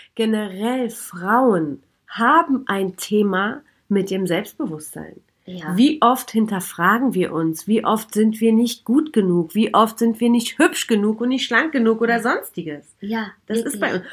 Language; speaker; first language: German; native; German